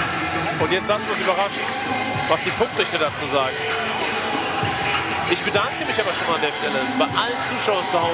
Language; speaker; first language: German; native; German